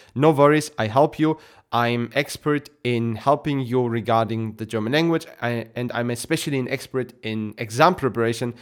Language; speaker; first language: English; non-native, fluent; German